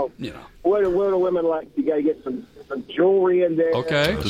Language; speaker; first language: English; native; English